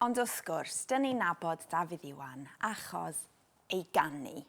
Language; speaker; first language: Welsh; native; Welsh